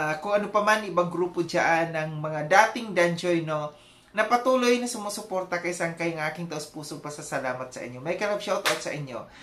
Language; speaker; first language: Filipino; non-native, local second language; Cebuano